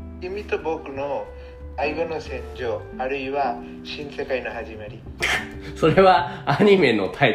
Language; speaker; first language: Japanese; non-native, learner; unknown